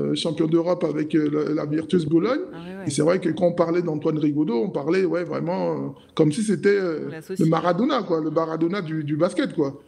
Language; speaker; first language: French; native; French